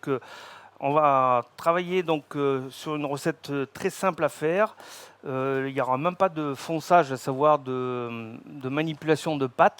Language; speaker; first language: French; native; French